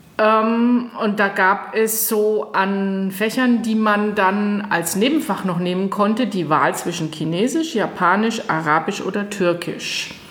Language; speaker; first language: German; native; German